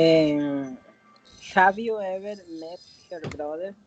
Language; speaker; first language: English; non-native, learner; Spanish